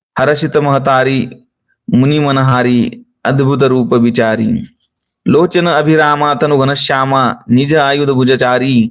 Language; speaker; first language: Hindi; non-native, local second language; Marathi